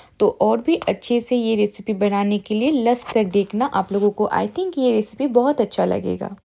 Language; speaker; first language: Hindi; non-native, local second language; Bangla